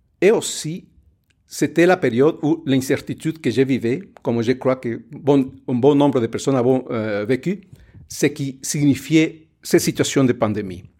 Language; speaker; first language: French; non-native, fluent; Spanish